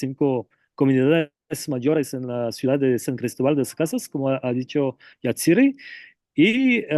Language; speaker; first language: Spanish; non-native, fluent; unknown